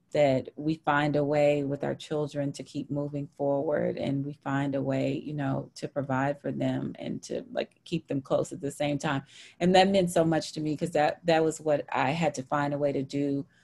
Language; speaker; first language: English; native; English